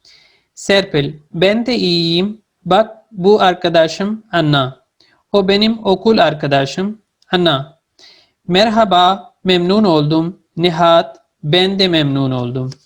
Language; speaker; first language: Turkish; non-native, fluent; Urdu